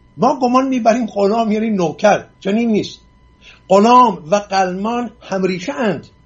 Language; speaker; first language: Persian; non-native, local second language; Assyrian Neo-Aramaic